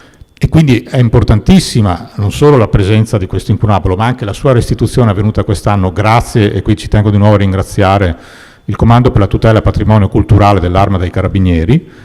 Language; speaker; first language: Italian; native; Italian